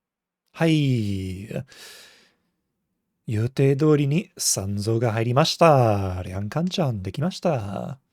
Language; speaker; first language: Japanese; non-native, fluent; English